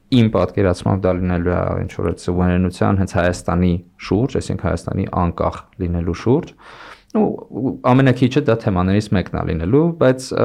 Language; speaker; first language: Armenian; native; Armenian